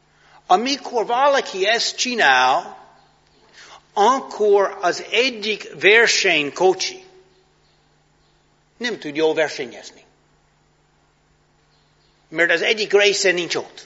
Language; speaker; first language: Hungarian; non-native, fluent; English